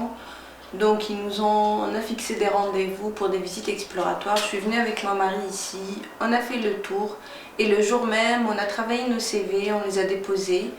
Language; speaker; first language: French; non-native, local second language; Arabic